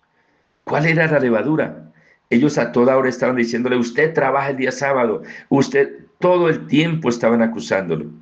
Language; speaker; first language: Spanish; native; Spanish